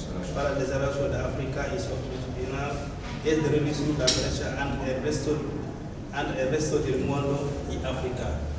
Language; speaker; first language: Spanish; non-native, learner; Wolof